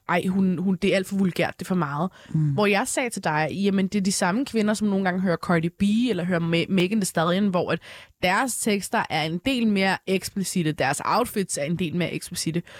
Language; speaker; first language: Danish; early bilingual, other home language; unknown